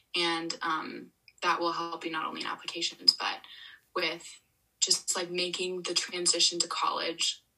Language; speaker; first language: English; native; English